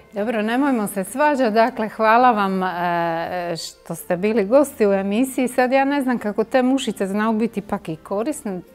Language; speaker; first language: Croatian; native; Croatian